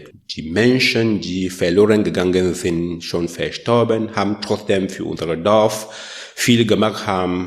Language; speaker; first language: German; non-native, learner; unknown